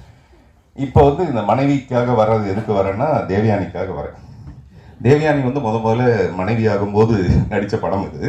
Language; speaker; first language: Tamil; native; Tamil